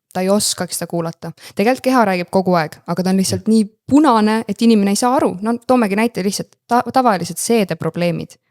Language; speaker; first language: Estonian; native; Estonian